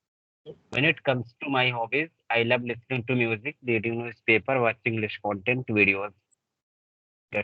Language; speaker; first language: English; non-native, learner; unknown